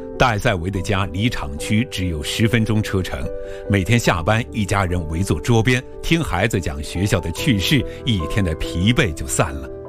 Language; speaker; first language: Chinese; native; Chinese